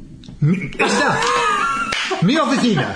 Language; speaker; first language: Spanish; non-native, fluent; English